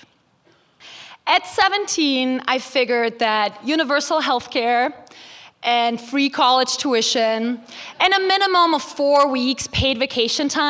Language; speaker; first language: English; non-native, fluent; German